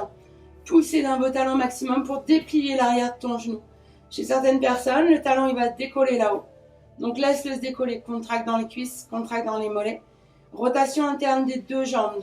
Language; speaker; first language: French; native; French